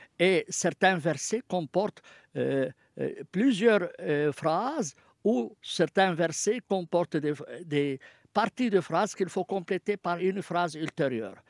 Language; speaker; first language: French; non-native, fluent; Arabic